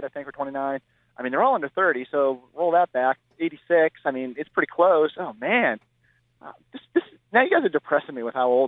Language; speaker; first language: English; native; English